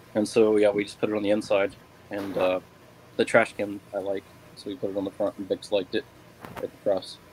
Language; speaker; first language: English; native; English